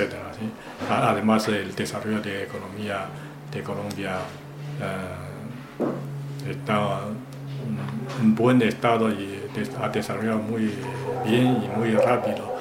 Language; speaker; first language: Spanish; non-native, fluent; Chinese